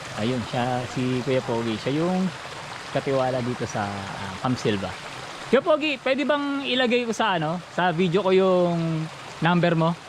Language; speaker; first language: Filipino; native; Filipino